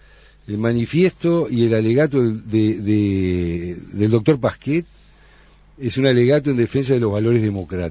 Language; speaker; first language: Spanish; native; Spanish